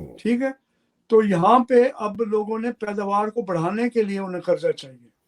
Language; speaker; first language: Urdu; non-native, local second language; Punjabi